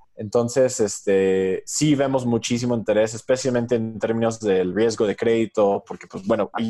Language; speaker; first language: Spanish; non-native, fluent; English